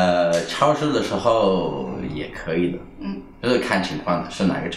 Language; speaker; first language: Chinese; non-native, fluent; Italian